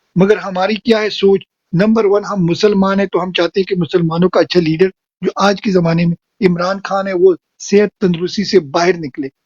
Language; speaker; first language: Urdu; native; Urdu